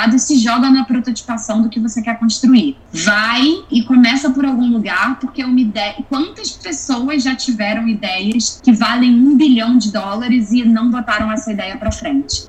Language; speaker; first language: Portuguese; native; Portuguese